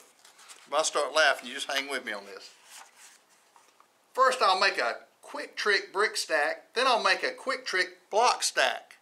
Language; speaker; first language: English; native; English